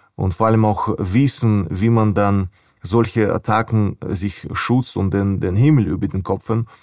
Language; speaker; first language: German; non-native, fluent; Ukrainian